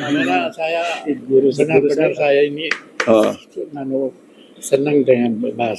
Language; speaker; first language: Indonesian; non-native, learner; Javanese